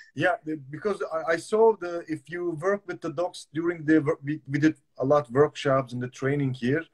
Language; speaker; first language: English; non-native, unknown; Turkish